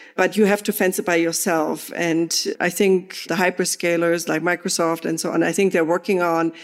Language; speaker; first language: English; non-native, fluent; German